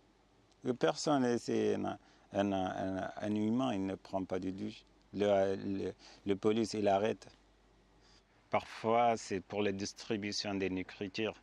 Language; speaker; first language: French; non-native, learner; Arabic